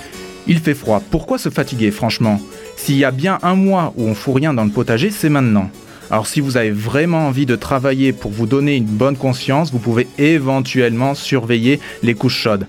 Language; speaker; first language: French; native; French